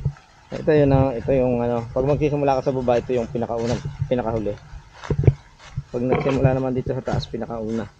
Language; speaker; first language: Filipino; native; Filipino